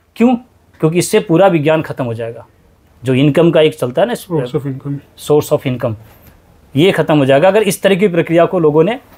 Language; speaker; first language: Hindi; native; Hindi